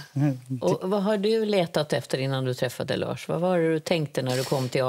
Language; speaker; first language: Swedish; native; Swedish